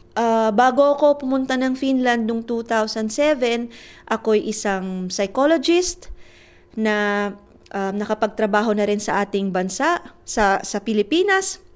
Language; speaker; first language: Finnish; non-native, fluent; Filipino